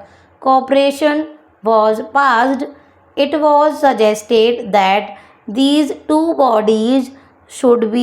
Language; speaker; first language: English; non-native, local second language; Hindi